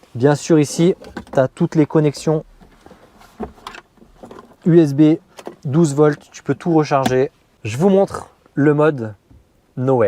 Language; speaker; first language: French; native; French